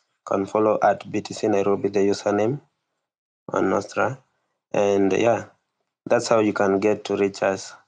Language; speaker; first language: English; non-native, local second language; Kikuyu